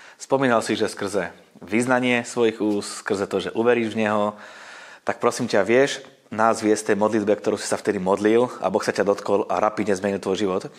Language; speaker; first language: Slovak; native; Slovak